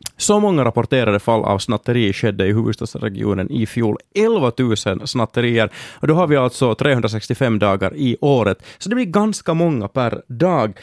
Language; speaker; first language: Swedish; native; Swedish